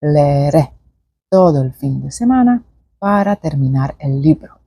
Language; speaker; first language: Spanish; non-native, fluent; Polish